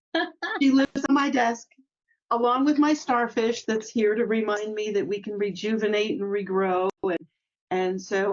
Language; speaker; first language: English; native; English